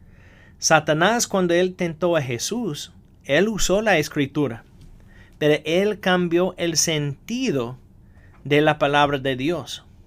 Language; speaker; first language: Spanish; non-native, fluent; English